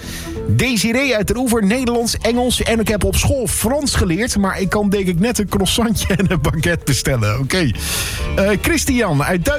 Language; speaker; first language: Dutch; native; Dutch